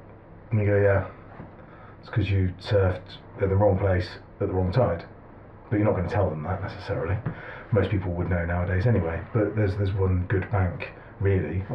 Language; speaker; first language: English; native; English